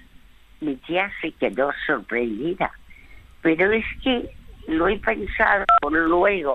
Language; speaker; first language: Spanish; early bilingual, other home language; French